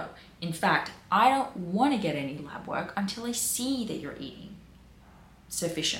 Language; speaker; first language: English; native; English